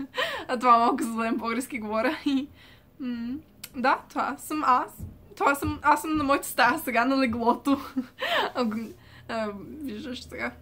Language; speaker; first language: Bulgarian; early bilingual, heritage; Bulgarian